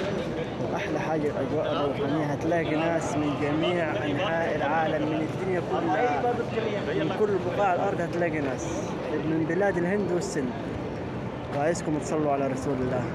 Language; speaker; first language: Arabic; native; Arabic